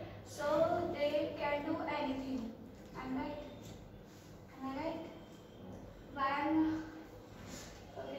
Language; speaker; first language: English; non-native, learner; Hindi